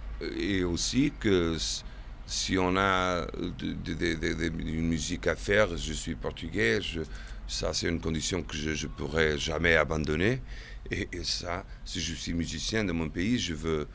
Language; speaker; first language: French; non-native, fluent; Portuguese